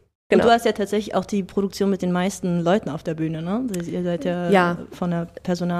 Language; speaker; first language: German; native; German